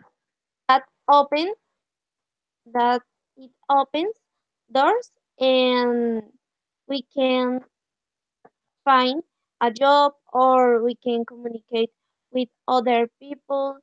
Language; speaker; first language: English; non-native, learner; Spanish